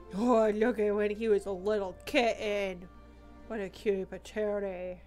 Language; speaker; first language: English; native; English